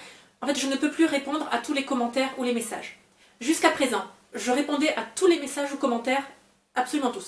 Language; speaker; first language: French; native; French